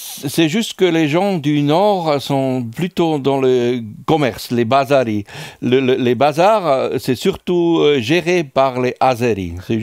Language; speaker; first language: French; non-native, fluent; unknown